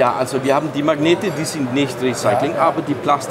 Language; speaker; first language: German; non-native, fluent; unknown